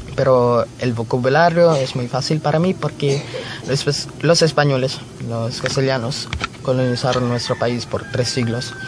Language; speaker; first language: Spanish; non-native, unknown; Filipino